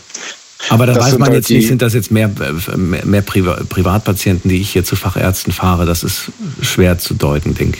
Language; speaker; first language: German; native; German